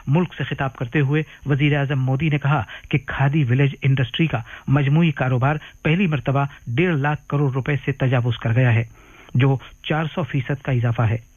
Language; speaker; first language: Urdu; native; Urdu